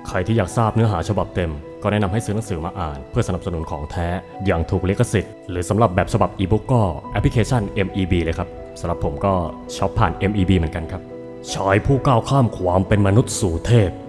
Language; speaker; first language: Thai; native; Thai